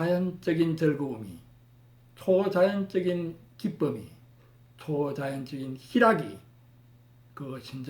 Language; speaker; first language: Korean; native; Korean